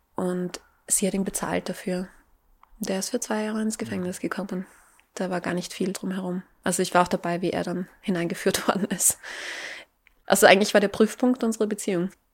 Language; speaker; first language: German; native; German